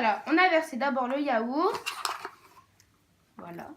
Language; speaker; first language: French; native; French